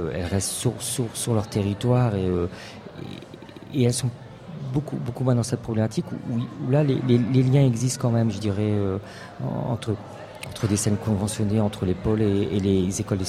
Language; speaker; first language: French; native; French